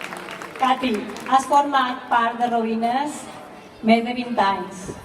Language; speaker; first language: Catalan; native; Catalan